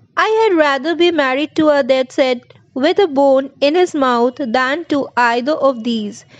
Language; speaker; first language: English; non-native, local second language; Bangla